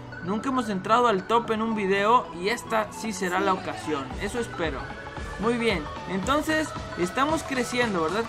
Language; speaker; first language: Spanish; native; Spanish